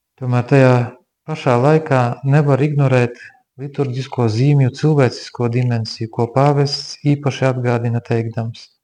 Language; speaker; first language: Latvian; native; Latvian